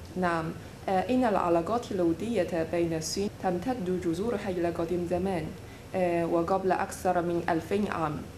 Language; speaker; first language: Arabic; non-native, learner; Chinese